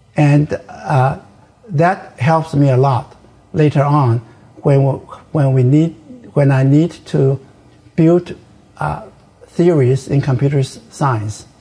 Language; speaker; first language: English; non-native, fluent; Chinese